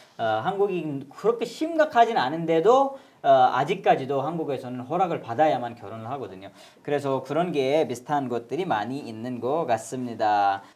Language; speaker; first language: Korean; non-native, fluent; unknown